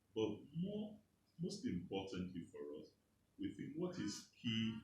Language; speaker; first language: English; non-native, local second language; Yoruba